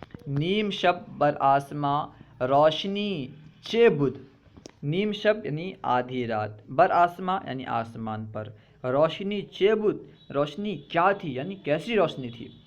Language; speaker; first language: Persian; non-native, fluent; Urdu